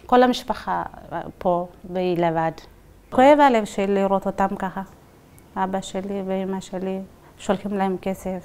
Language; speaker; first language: Hebrew; early bilingual, other home language; Amharic